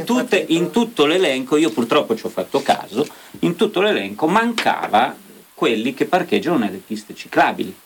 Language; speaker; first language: Italian; native; Italian